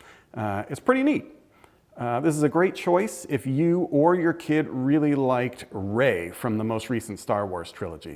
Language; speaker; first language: English; native; English